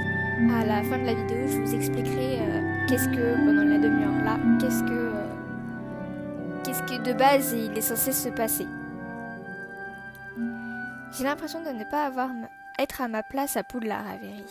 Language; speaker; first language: French; native; French